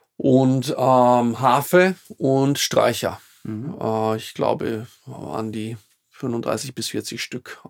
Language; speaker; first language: German; non-native, fluent; Slovak